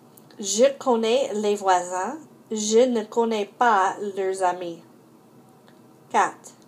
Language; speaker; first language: French; non-native, fluent; English